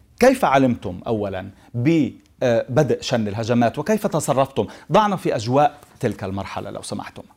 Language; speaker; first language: Arabic; native; Arabic